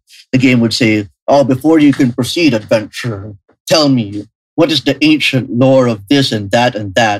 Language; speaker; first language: English; non-native, local second language; Filipino